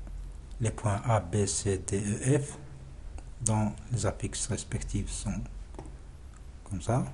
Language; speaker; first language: French; non-native, local second language; Arabic